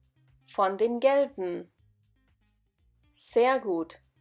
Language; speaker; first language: German; non-native, fluent; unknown